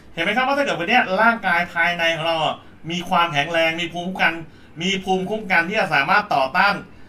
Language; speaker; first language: Thai; native; Thai